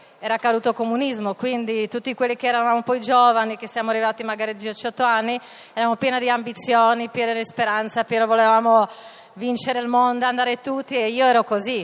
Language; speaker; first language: Italian; non-native, fluent; Czech